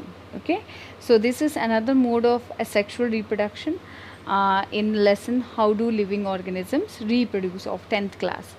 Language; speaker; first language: English; non-native, local second language; Hindi